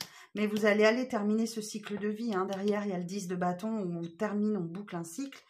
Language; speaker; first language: French; native; French